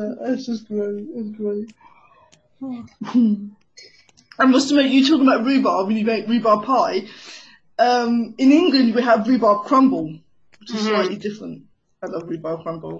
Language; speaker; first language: English; native; English